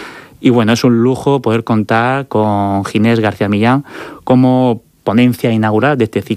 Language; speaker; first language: Spanish; native; Spanish